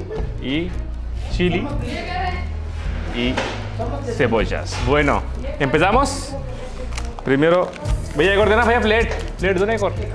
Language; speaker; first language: Spanish; non-native, fluent; Hindi